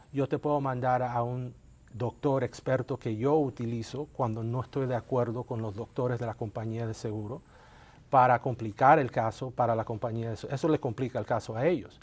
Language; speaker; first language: Spanish; native; Spanish